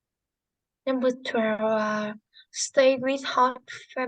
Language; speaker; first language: English; non-native, learner; Vietnamese